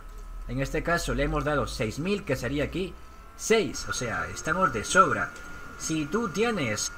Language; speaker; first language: Spanish; native; Spanish